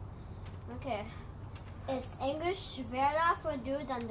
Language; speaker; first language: German; non-native, learner; English